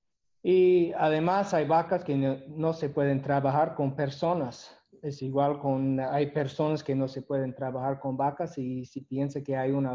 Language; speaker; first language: Spanish; non-native, learner; English